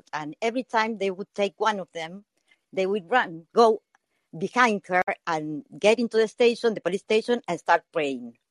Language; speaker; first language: English; non-native, learner; Spanish